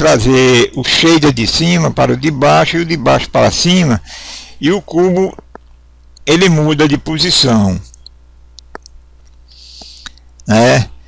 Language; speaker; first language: Portuguese; native; Portuguese